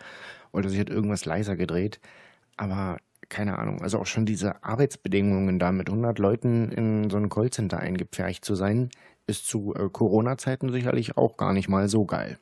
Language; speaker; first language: German; native; German